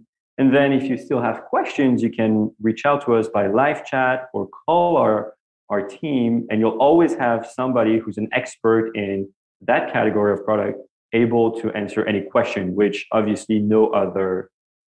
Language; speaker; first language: English; non-native, fluent; French